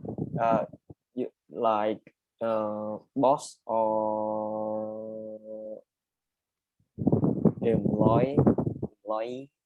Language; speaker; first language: English; non-native, learner; Vietnamese